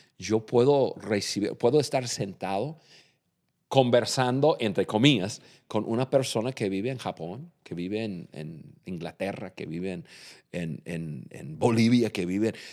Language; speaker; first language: Spanish; non-native, fluent; English